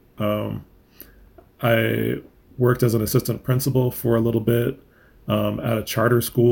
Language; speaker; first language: English; native; English